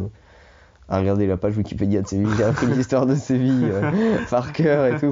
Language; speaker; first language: French; native; French